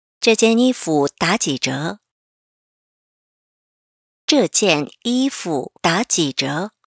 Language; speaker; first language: Chinese; non-native, fluent; Korean